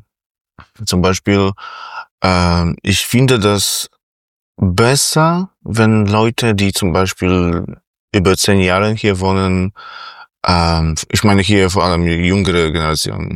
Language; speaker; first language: German; non-native, fluent; Polish